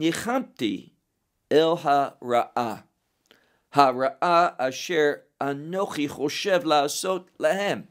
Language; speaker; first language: Hebrew; non-native, fluent; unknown